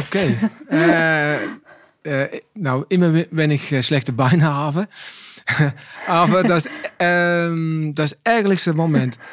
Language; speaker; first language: German; non-native, learner; Dutch